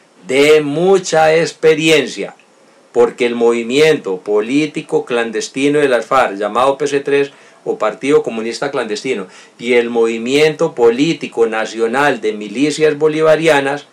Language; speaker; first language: Spanish; native; Spanish